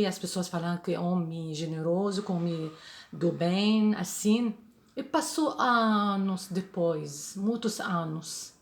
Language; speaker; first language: Portuguese; non-native, fluent; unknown